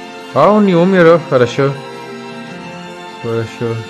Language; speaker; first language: Russian; non-native, fluent; Spanish